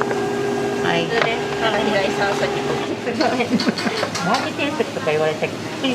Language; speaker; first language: Japanese; native; Japanese